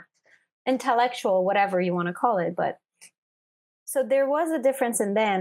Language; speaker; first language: English; non-native, fluent; Persian